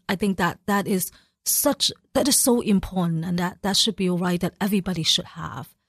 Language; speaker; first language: English; early bilingual, other home language; Cantonese